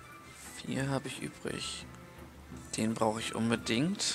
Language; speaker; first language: German; native; German